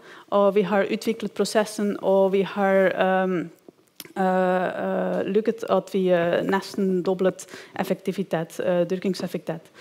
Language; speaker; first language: Norwegian; non-native, fluent; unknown